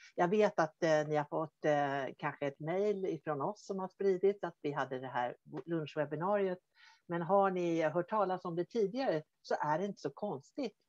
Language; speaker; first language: Swedish; native; Swedish